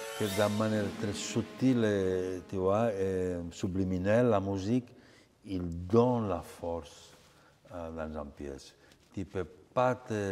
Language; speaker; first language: French; non-native, fluent; Catalan